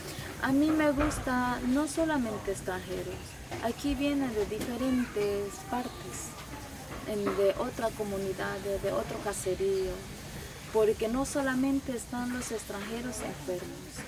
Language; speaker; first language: Spanish; non-native, local second language; Shipibo-Conibo